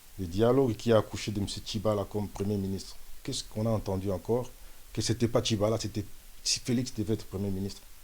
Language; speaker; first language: French; non-native, local second language; Lingala